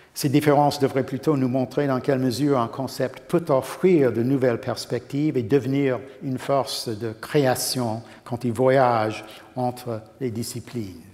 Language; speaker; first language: French; non-native, fluent; English